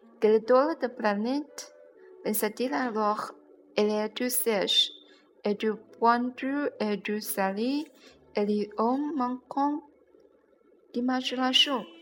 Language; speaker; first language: French; non-native, learner; Chinese